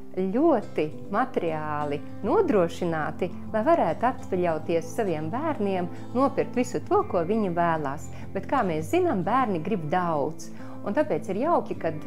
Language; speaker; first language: Latvian; native; Latvian